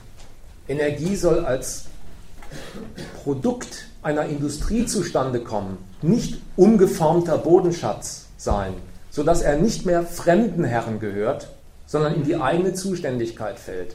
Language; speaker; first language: German; native; German